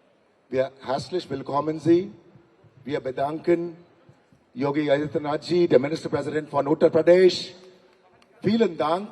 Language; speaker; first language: German; non-native, learner; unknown